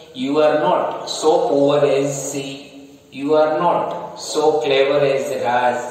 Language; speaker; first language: English; non-native, local second language; Gujarati